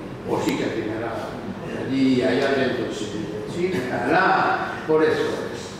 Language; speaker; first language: Greek; non-native, learner; French